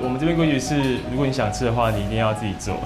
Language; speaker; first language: Chinese; native; Chinese